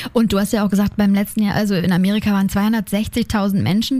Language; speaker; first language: German; native; German